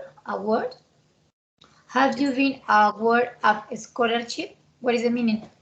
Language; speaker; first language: English; non-native, learner; Spanish